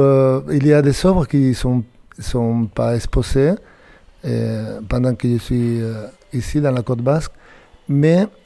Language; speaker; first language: French; non-native, fluent; Spanish